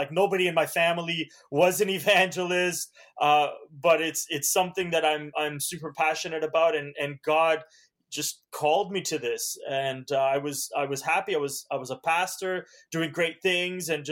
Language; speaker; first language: English; early bilingual, other home language; Hungarian